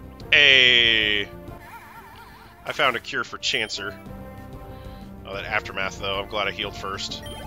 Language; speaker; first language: English; native; English